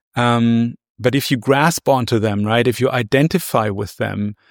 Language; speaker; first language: English; non-native, fluent; German